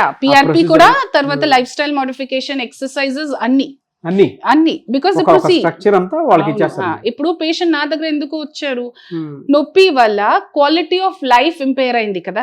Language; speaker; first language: Telugu; non-native, local second language; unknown